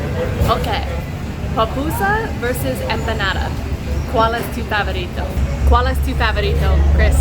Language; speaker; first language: Spanish; non-native, learner; English